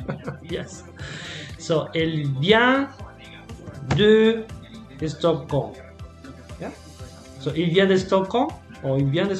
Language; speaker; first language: French; non-native, fluent; Spanish